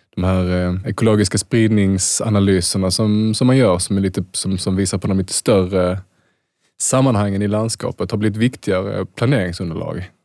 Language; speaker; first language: Swedish; native; Swedish